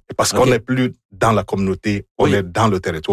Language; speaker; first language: French; non-native, fluent; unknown